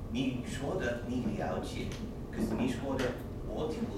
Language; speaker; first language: Chinese; non-native, learner; English